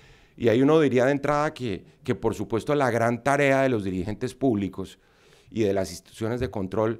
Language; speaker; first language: Spanish; native; Spanish